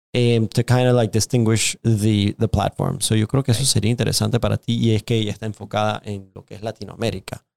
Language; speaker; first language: Spanish; native; Spanish